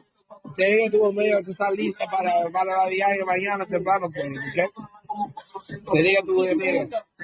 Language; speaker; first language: Spanish; non-native, learner; English